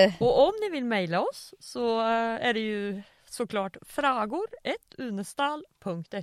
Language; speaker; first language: Swedish; native; Swedish